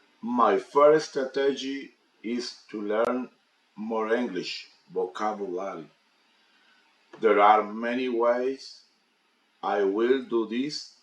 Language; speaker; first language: English; non-native, learner; Spanish